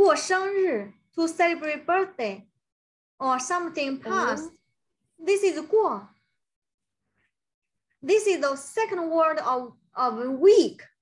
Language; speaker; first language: English; non-native, fluent; Chinese